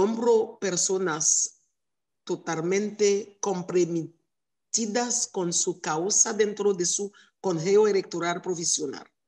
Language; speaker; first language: Spanish; non-native, learner; Haitian Creole